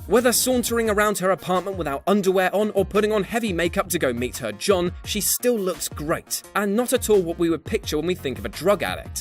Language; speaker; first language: English; native; English